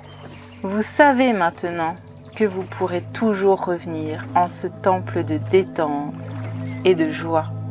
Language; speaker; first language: French; native; French